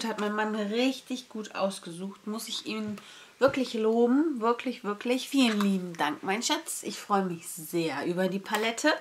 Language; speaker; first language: German; native; German